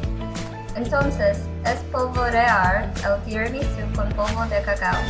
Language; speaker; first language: Spanish; non-native, learner; English